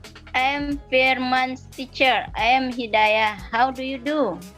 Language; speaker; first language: English; non-native, learner; Indonesian